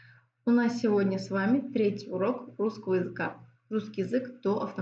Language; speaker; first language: Russian; non-native, fluent; Azerbaijani